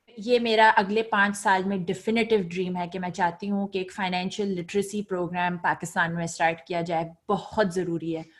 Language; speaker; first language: Urdu; native; Urdu